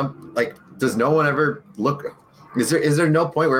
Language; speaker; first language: English; early bilingual, other home language; Spanish